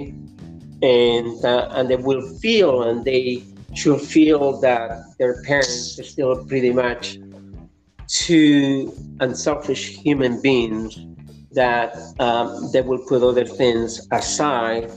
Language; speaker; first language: English; non-native, fluent; Spanish